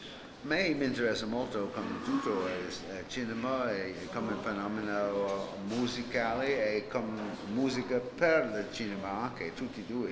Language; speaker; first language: Italian; non-native, learner; English